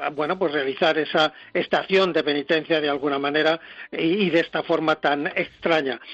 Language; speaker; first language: Spanish; native; Spanish